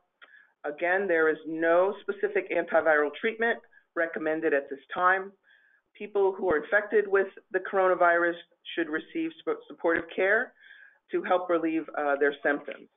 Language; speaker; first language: English; native; English